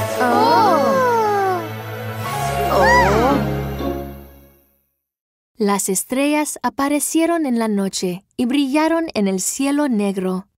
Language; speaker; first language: Spanish; non-native, learner; English